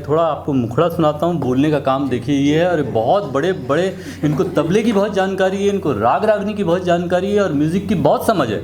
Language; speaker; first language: Hindi; native; Hindi